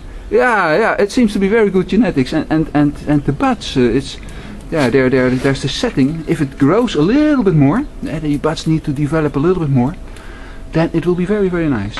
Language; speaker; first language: English; non-native, fluent; Dutch